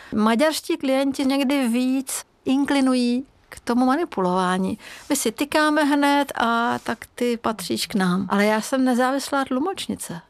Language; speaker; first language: Czech; non-native, fluent; Hungarian